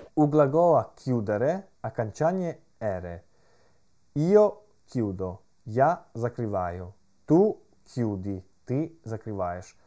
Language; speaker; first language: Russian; non-native, fluent; Italian